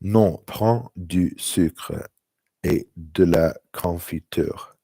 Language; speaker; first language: French; non-native, learner; English